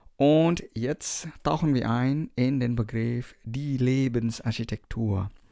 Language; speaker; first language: German; non-native, fluent; Indonesian